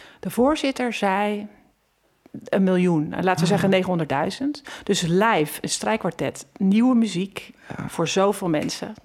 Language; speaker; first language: Dutch; native; Dutch